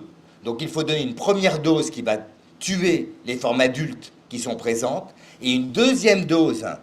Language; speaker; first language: French; native; French